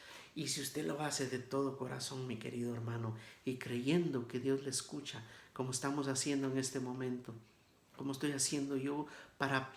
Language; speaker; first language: Spanish; native; Spanish